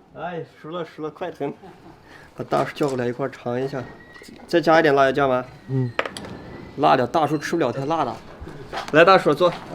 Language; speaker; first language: Chinese; native; Chinese